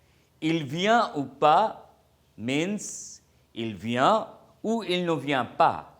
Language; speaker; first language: French; non-native, fluent; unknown